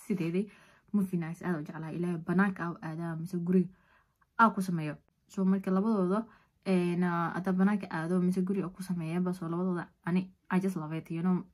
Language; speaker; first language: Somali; early bilingual, heritage; Somali